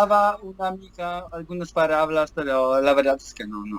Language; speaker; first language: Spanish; non-native, learner; Polish